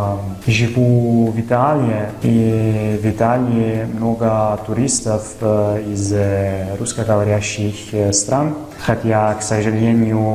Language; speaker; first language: Russian; non-native, fluent; Italian